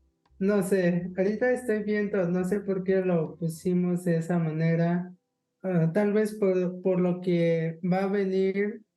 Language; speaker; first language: Spanish; non-native, local second language; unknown